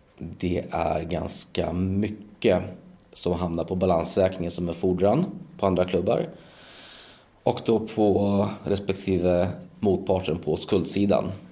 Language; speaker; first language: Swedish; early bilingual, other home language; Polish